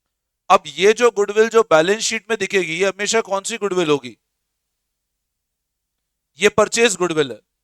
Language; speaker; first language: Hindi; native; Hindi